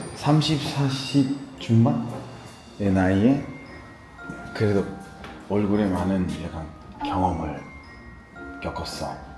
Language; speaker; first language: Korean; non-native, fluent; Spanish